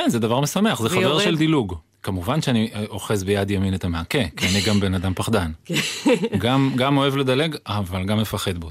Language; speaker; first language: Hebrew; native; Hebrew